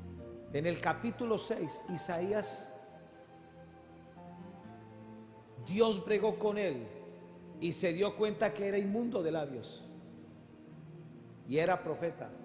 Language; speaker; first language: Spanish; native; Spanish